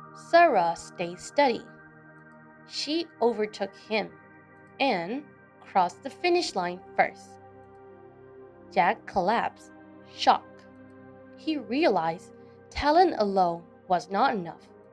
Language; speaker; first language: English; non-native, fluent; Burmese